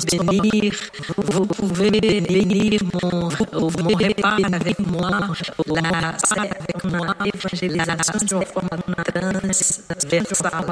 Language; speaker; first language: French; non-native, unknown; Portuguese